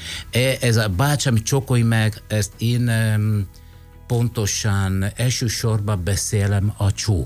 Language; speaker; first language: Hungarian; non-native, fluent; Italian